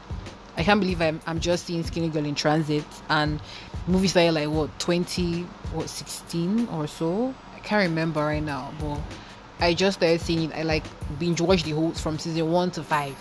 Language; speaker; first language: English; non-native, local second language; Igbo